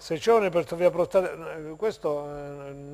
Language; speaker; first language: Italian; native; Italian